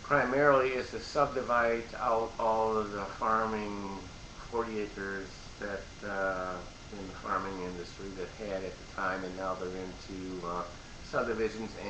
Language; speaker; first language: English; native; English